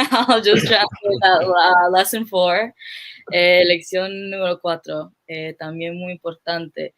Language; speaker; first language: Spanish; non-native, fluent; English